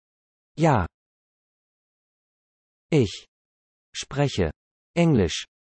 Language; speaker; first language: German; non-native, learner; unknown